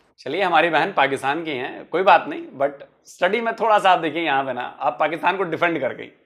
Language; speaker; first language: Hindi; native; Hindi